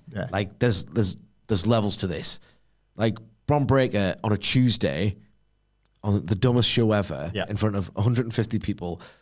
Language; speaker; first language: English; native; English